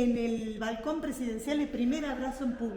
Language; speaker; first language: Spanish; native; Spanish